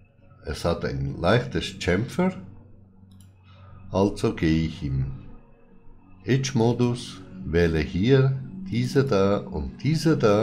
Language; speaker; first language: German; non-native, fluent; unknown